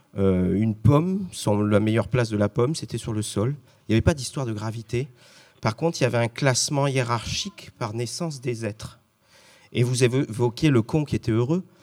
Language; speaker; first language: French; native; French